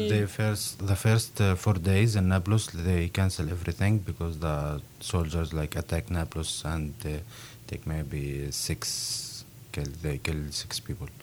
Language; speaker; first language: English; non-native, learner; Arabic